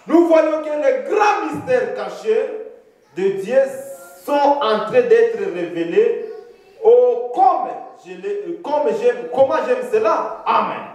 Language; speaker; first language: French; non-native, local second language; Swahili